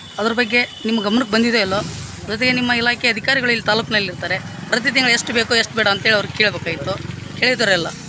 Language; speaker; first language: Kannada; native; Kannada